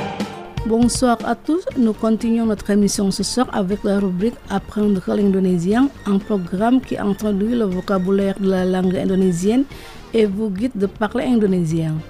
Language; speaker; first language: French; non-native, fluent; Indonesian